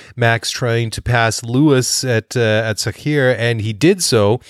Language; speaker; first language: English; native; English